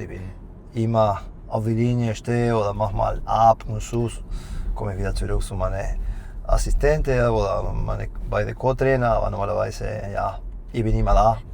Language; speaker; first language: German; non-native, fluent; Spanish